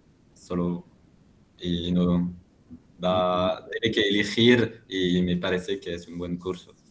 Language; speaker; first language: Spanish; non-native, learner; French